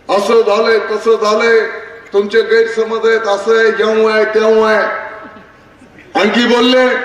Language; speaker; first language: Marathi; native; Marathi